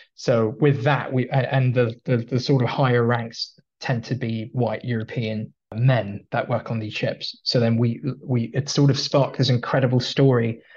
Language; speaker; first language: English; early bilingual, other home language; Filipino